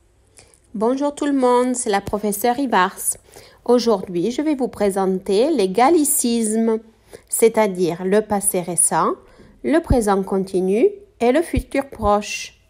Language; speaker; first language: French; non-native, fluent; Italian